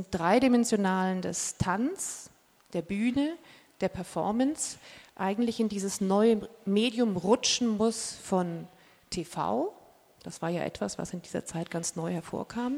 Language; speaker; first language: German; native; German